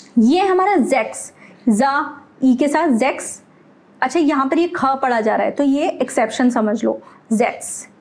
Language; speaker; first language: Hindi; native; Hindi